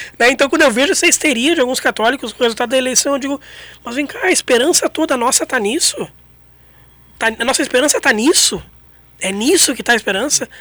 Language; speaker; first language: Portuguese; native; Portuguese